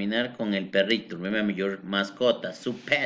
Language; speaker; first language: Spanish; native; Spanish